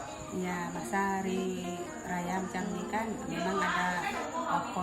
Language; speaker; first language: Malay; native; Malay